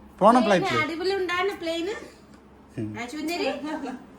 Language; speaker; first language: Malayalam; non-native, learner; Nepali